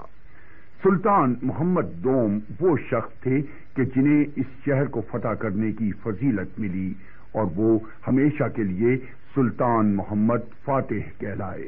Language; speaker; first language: Urdu; native; Urdu